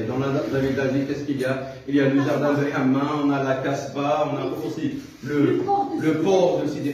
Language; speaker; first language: French; non-native, local second language; Arabic